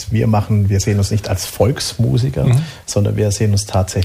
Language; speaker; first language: German; native; German